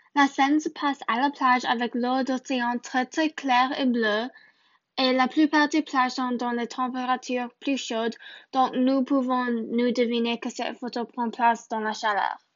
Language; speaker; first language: French; non-native, learner; English